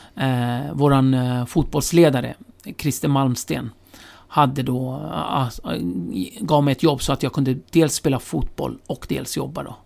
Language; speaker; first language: Swedish; early bilingual, other home language; Kurdish